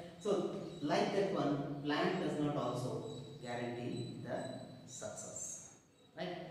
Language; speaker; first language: English; non-native, local second language; Kannada